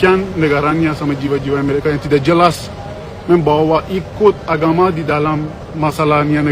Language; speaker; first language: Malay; non-native, fluent; Persian